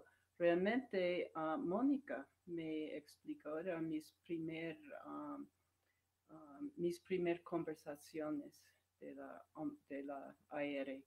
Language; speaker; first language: Spanish; non-native, fluent; English